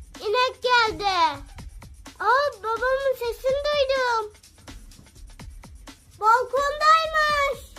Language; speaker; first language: Turkish; native; Turkish